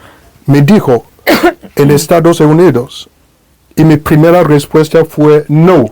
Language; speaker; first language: Spanish; non-native, fluent; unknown